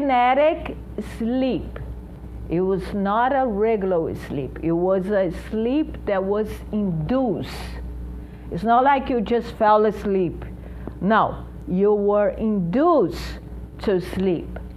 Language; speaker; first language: English; non-native, fluent; Portuguese